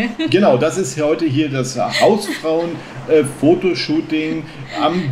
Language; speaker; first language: German; native; German